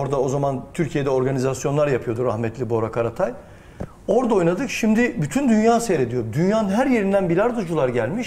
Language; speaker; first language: Turkish; native; Turkish